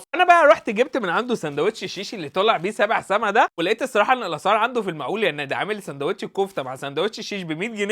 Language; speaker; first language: Arabic; native; Arabic